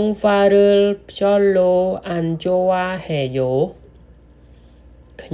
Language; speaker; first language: Korean; non-native, learner; Khmer